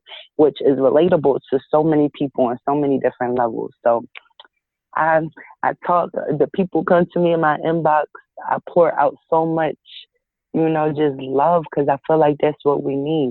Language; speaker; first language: English; native; English